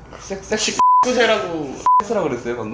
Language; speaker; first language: Korean; native; Korean